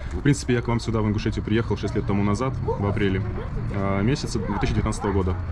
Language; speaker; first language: Russian; native; Russian